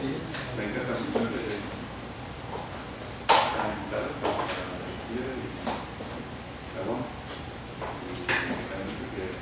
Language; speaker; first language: Spanish; non-native, learner; German